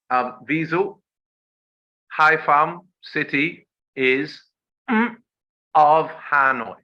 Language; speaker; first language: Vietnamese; non-native, learner; English